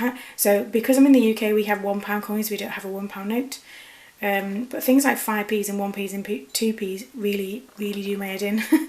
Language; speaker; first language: English; native; English